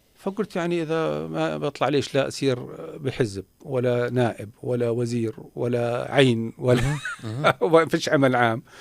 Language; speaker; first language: Arabic; native; Arabic